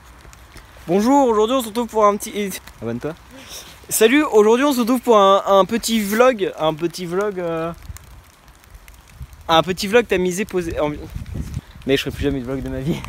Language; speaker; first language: French; native; French